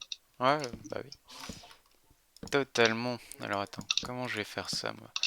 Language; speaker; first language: French; native; French